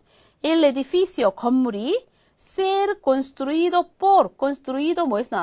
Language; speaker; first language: Spanish; non-native, fluent; Korean